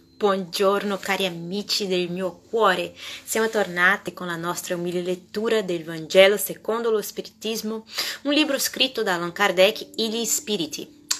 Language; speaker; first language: Italian; non-native, fluent; Portuguese